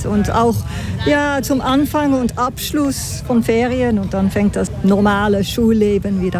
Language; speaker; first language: German; non-native, fluent; Dutch